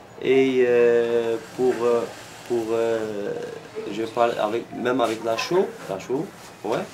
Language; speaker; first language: French; non-native, local second language; Arabic